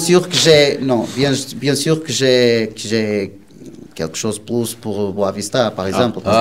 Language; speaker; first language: French; non-native, learner; Portuguese